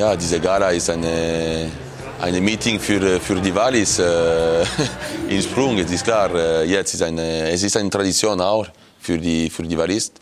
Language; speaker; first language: German; non-native, local second language; French